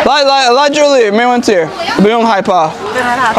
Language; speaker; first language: Chinese; non-native, learner; English